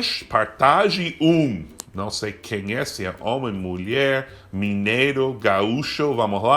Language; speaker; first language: Portuguese; non-native, fluent; English